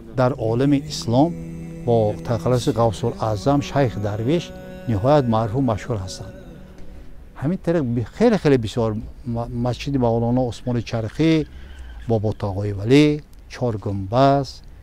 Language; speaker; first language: Tajik; native; Tajik